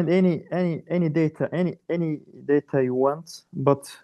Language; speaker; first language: English; non-native, learner; Turkish